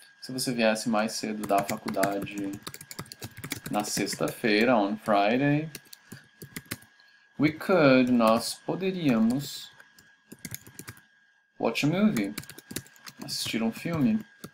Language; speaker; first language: Portuguese; native; Portuguese